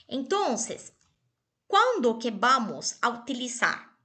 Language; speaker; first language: Spanish; non-native, fluent; Portuguese